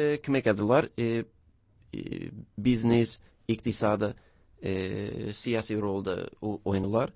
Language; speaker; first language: Azerbaijani; non-native, learner; English